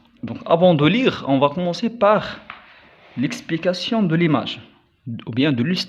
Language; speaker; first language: French; non-native, local second language; Arabic